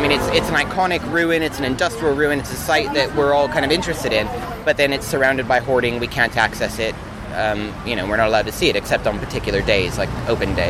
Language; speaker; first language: English; native; English